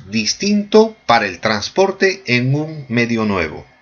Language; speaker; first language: Spanish; native; Spanish